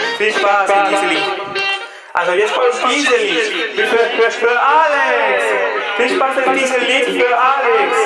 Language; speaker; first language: German; non-native, learner; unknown